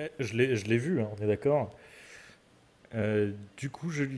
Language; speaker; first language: French; native; French